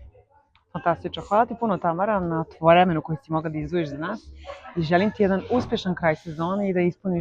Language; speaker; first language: Croatian; native; Croatian